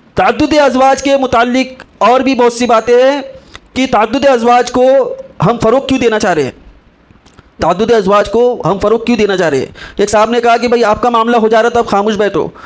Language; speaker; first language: Urdu; native; Urdu